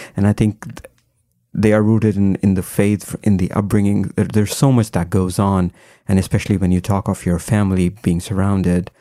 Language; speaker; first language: English; non-native, local second language; Hindi